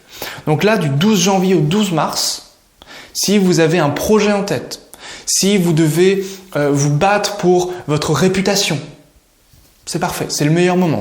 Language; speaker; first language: French; native; French